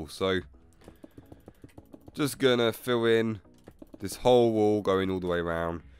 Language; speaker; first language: English; native; English